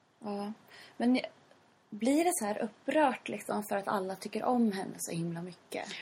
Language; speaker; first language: Swedish; native; Swedish